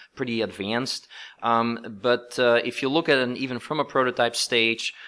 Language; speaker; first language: English; non-native, fluent; Dutch